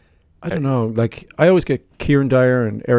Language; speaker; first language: English; native; English